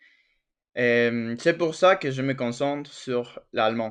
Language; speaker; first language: French; non-native, fluent; Spanish